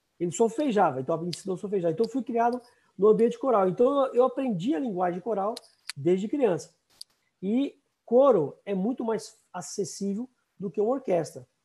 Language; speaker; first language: Portuguese; native; Portuguese